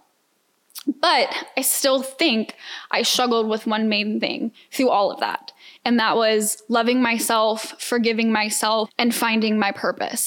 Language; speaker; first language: English; native; English